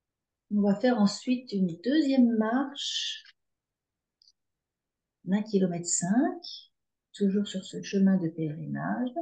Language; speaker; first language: French; native; French